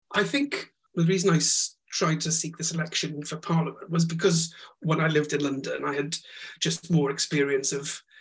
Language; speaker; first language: English; non-native, local second language; Welsh